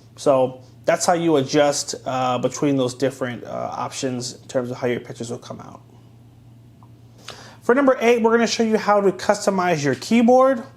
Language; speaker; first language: English; native; English